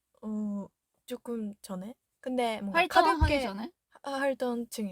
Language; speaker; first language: Korean; non-native, learner; Japanese